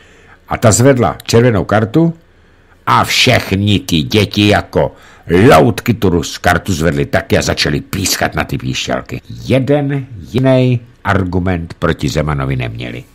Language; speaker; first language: Czech; native; Czech